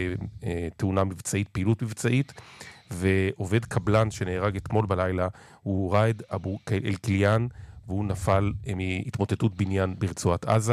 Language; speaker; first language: Hebrew; native; Hebrew